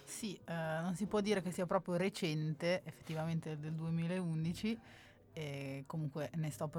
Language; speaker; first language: Italian; native; Italian